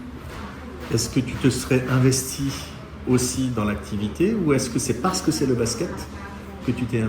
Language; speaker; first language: French; native; French